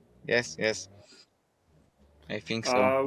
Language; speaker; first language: English; non-native, fluent; Polish